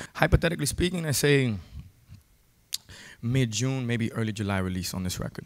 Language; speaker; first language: English; early bilingual, other home language; Spanish